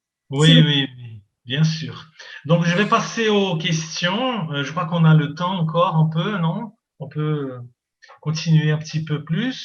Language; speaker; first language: French; non-native, fluent; Portuguese